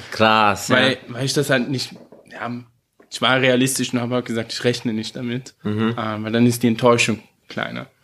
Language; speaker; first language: German; early bilingual, heritage; German